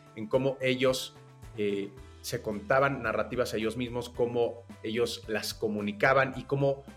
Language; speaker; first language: Spanish; native; Spanish